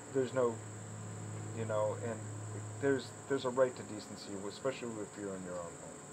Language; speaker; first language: English; native; English